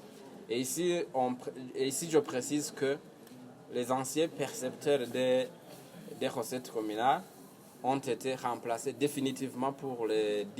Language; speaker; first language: French; non-native, local second language; Rundi